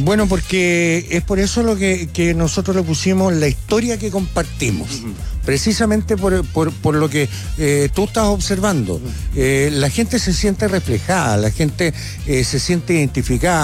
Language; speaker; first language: Spanish; native; Spanish